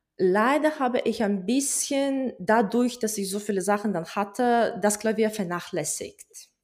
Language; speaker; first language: German; non-native, fluent; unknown